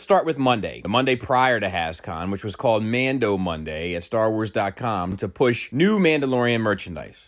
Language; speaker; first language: English; native; English